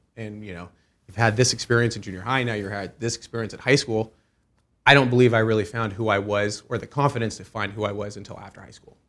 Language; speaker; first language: English; early bilingual, other home language; Persian